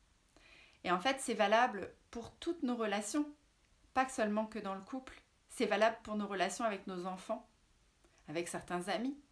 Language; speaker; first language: French; native; French